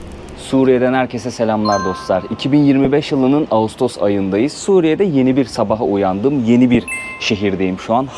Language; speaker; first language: Turkish; native; Turkish